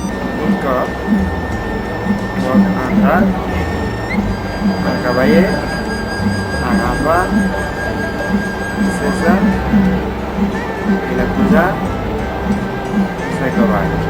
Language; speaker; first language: Catalan; non-native, learner; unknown